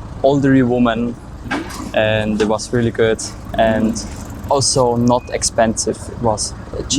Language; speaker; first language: English; non-native, learner; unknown